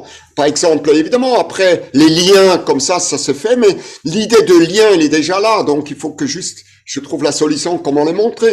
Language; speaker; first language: French; non-native, fluent; German